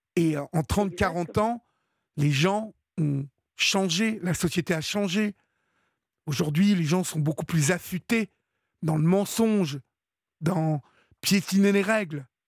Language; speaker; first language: French; native; French